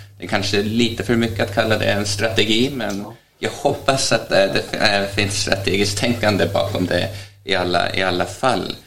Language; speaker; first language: Swedish; non-native, fluent; Estonian